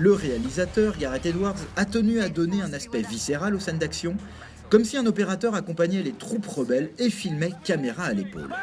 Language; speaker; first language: French; native; French